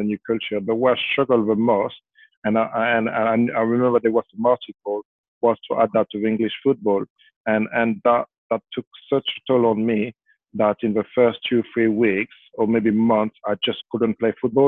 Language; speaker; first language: English; non-native, fluent; French